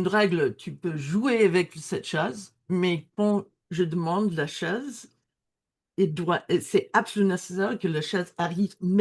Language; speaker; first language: French; non-native, learner; English